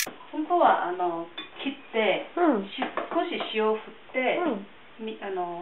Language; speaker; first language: Japanese; non-native, fluent; Chinese